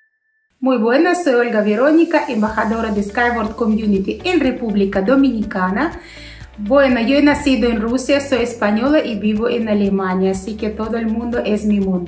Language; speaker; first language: Spanish; non-native, fluent; Russian